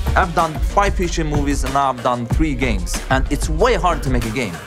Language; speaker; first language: English; early bilingual, other home language; Arabic